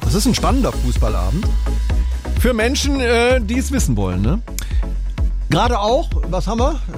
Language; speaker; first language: German; native; German